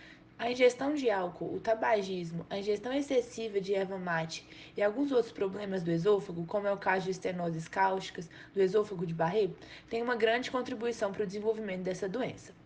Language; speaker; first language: Portuguese; native; Portuguese